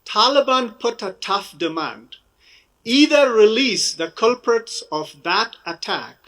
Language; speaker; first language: English; non-native, fluent; Persian